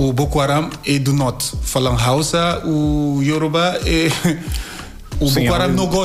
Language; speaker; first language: Portuguese; non-native, learner; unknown